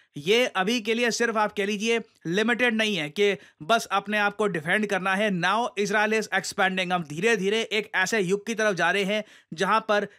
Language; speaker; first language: Hindi; native; Hindi